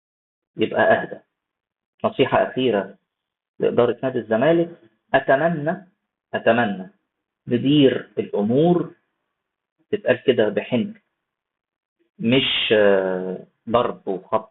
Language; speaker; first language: Arabic; native; Arabic